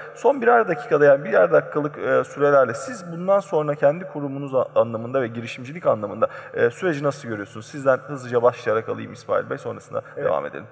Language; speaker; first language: Turkish; native; Turkish